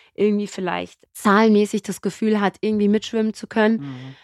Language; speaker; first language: German; native; German